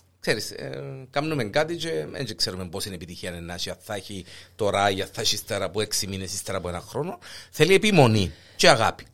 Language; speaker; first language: Greek; native; Greek